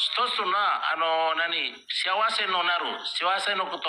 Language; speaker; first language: Japanese; non-native, learner; Indonesian